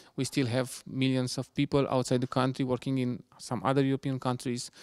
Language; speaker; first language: English; non-native, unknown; Romanian